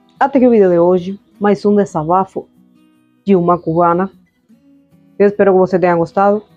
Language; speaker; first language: Portuguese; non-native, fluent; Spanish